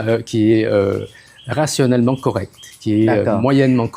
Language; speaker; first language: French; non-native, fluent; Khmer